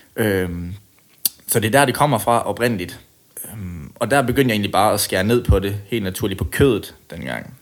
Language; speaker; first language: Danish; native; Danish